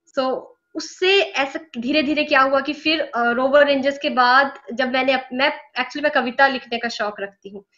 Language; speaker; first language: Hindi; native; Hindi